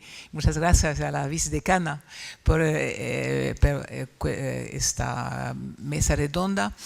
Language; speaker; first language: Spanish; non-native, fluent; French